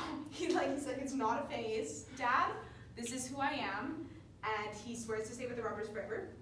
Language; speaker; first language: English; native; English